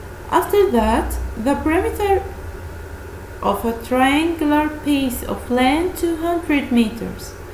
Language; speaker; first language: English; non-native, fluent; Arabic